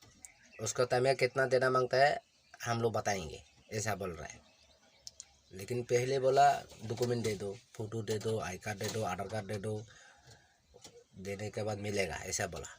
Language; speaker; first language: Hindi; non-native, local second language; Kok Borok